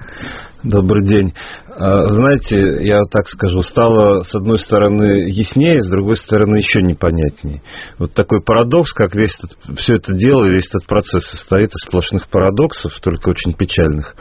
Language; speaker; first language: Russian; native; Russian